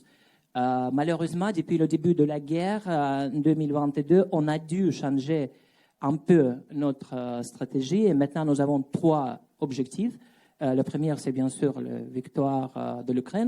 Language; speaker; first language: French; non-native, fluent; Russian